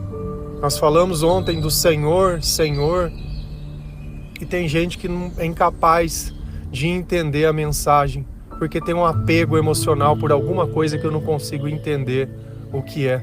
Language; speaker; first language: Portuguese; native; Portuguese